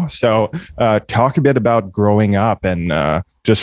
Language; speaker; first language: English; non-native, fluent; French